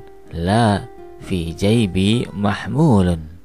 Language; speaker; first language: Arabic; non-native, fluent; Indonesian